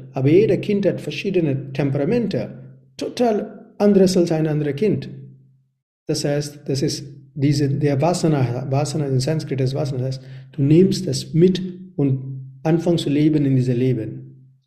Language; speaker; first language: German; non-native, learner; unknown